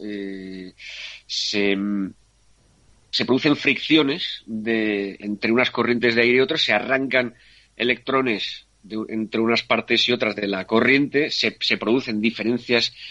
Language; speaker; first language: Spanish; native; Spanish